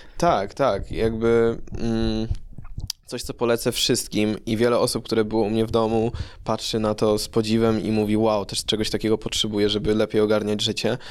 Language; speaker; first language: Polish; early bilingual, heritage; Polish